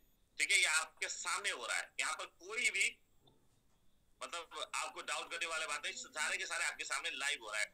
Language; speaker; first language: Hindi; native; Hindi